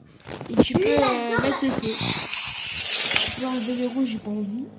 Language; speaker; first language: French; native; French